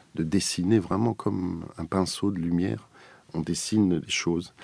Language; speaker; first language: French; native; French